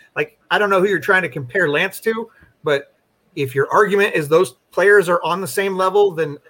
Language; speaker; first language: English; native; English